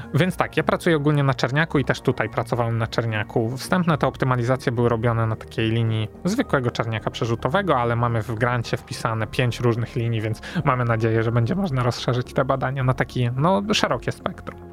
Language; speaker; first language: Polish; native; Polish